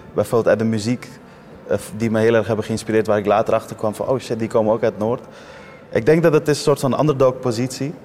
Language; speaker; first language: Dutch; early bilingual, other home language; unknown